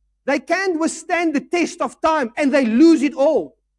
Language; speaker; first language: English; non-native, local second language; Afrikaans